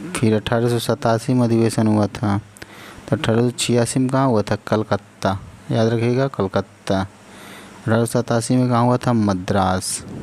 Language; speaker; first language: Hindi; native; Hindi